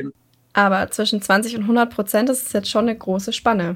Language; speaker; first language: German; native; German